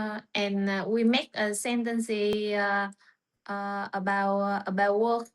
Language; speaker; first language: English; non-native, learner; Vietnamese